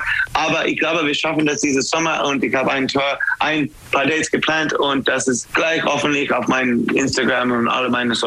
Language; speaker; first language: German; non-native, learner; English